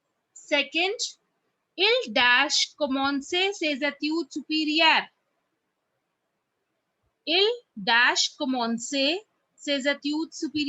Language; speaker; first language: French; non-native, fluent; Hindi